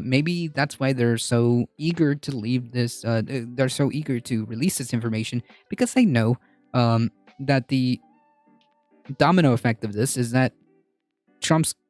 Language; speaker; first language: English; native; English